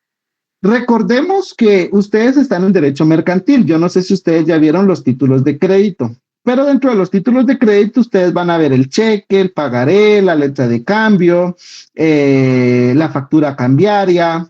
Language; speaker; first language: Spanish; native; Spanish